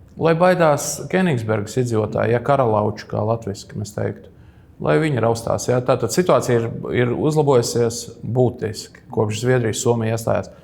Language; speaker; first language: Latvian; native; Latvian